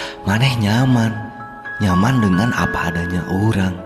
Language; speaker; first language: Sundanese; native; Sundanese